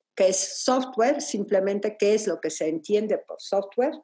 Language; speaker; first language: Spanish; non-native, fluent; Polish